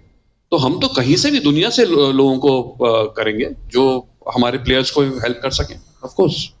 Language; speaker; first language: Hindi; native; Hindi